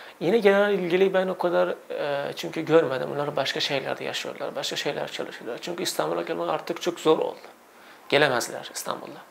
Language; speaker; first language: Turkish; non-native, fluent; Uzbek